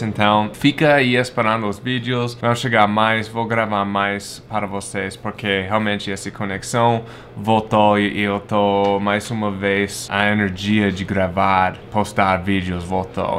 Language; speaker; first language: Portuguese; non-native, fluent; English